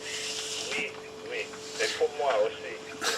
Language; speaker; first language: French; non-native, learner; English